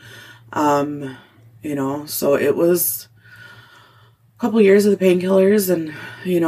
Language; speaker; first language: English; native; English